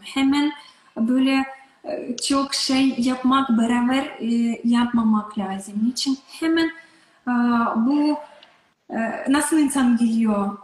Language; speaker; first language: Turkish; non-native, learner; Russian